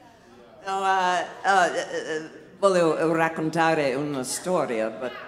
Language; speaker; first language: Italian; non-native, learner; English